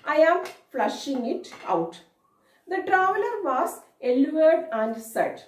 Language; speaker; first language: English; non-native, local second language; Malayalam